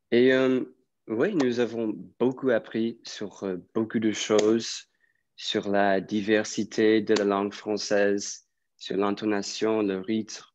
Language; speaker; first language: French; non-native, fluent; English